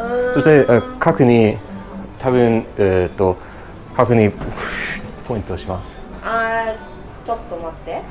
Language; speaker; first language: Japanese; non-native, learner; English